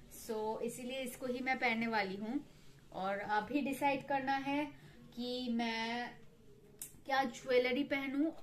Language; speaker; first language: Hindi; non-native, local second language; Bangla